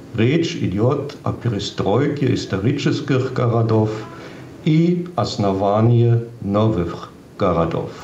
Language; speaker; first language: Russian; non-native, fluent; German